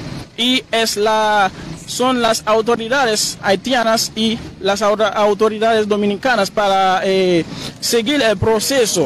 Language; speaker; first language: Spanish; non-native, learner; Haitian Creole